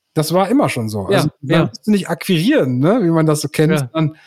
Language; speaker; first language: German; native; German